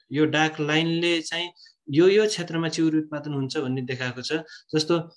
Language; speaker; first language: Nepali; native; Nepali